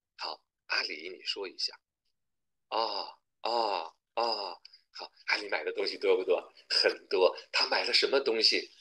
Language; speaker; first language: Chinese; native; Chinese